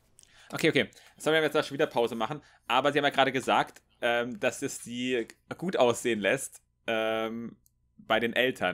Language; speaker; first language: German; native; German